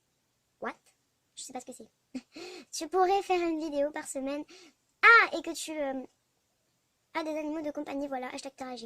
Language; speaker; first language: French; native; French